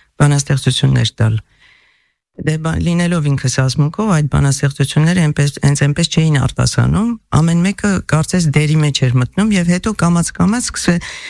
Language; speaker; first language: Armenian; native; Armenian